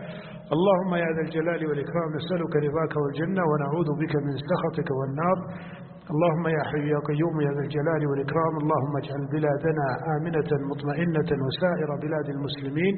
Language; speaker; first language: Arabic; native; Arabic